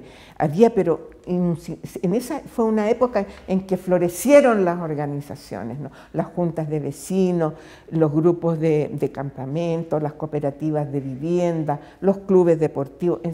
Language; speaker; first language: Spanish; native; Spanish